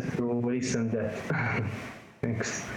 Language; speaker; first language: English; non-native, learner; Italian